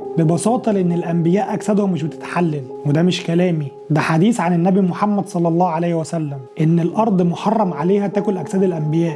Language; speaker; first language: Arabic; native; Arabic